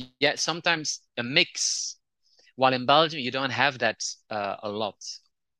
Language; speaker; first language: English; non-native, fluent; Dutch